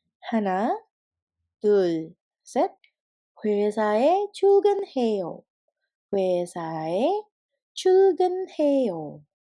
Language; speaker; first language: Korean; non-native, fluent; Indonesian